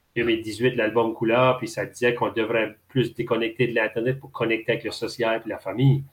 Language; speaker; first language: French; native; French